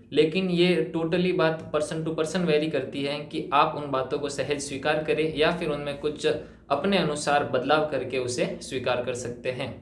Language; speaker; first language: Hindi; native; Hindi